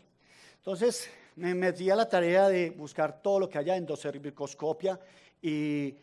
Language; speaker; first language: Spanish; native; Spanish